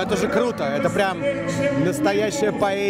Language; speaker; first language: Russian; native; Russian